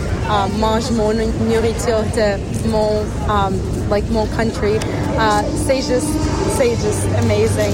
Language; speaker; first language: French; early bilingual, other home language; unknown